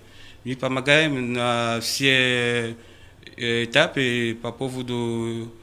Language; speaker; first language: Russian; non-native, fluent; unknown